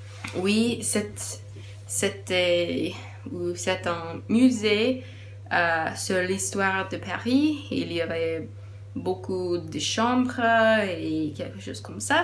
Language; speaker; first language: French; non-native, learner; English